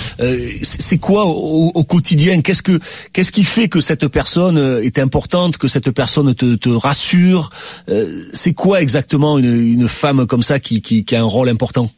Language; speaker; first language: French; native; French